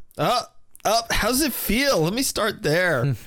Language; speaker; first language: English; early bilingual, other home language; German